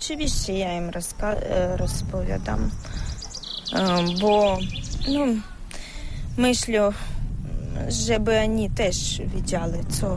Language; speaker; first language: Polish; non-native, learner; Ukrainian